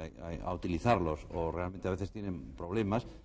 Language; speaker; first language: Spanish; native; Spanish